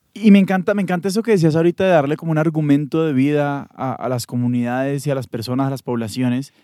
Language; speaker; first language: Spanish; native; Spanish